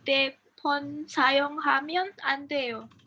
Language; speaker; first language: Korean; non-native, learner; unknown